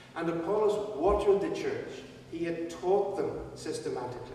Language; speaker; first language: English; native; English